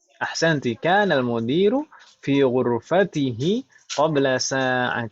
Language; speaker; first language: Arabic; non-native, fluent; Indonesian